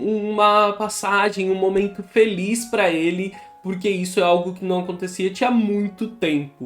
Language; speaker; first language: Portuguese; native; Portuguese